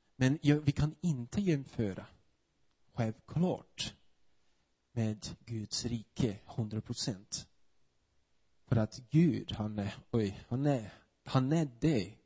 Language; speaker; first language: Swedish; non-native, fluent; Portuguese